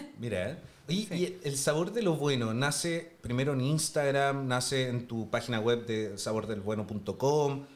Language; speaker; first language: Spanish; native; Spanish